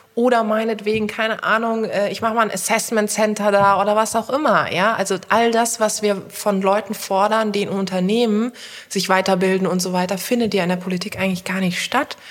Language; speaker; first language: German; early bilingual, other home language; Turkish